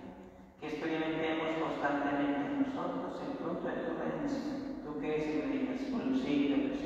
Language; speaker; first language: Spanish; native; Spanish